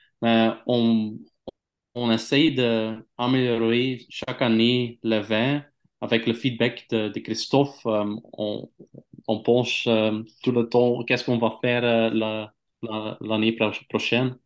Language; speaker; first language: French; non-native, local second language; Dutch